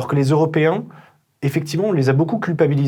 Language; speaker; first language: French; native; French